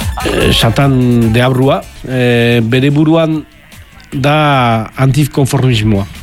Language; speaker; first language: Basque; native; Basque